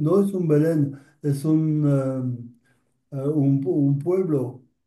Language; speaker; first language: Spanish; non-native, learner; French